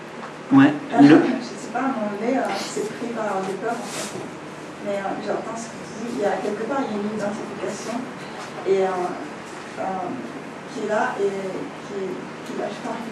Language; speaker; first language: French; native; French